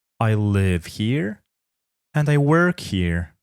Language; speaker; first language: English; non-native, fluent; Polish